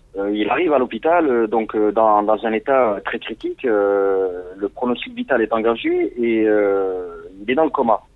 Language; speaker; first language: French; non-native, local second language; Arabic